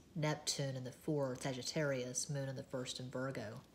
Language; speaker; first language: English; native; English